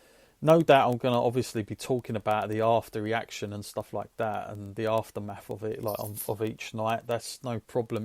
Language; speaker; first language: English; native; English